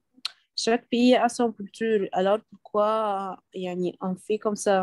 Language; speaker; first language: French; non-native, learner; Arabic